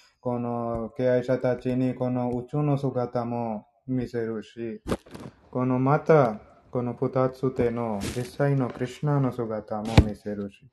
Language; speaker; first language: Japanese; non-native, learner; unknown